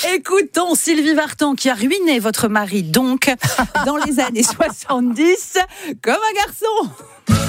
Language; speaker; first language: French; native; French